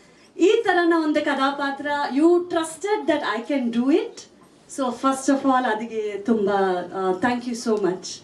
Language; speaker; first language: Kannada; non-native, fluent; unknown